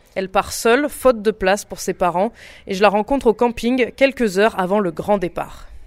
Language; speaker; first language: French; native; French